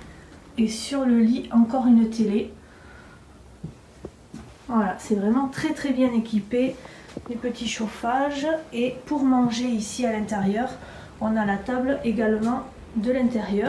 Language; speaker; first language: French; native; French